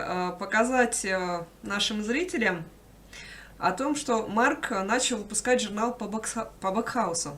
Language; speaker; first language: Russian; native; Russian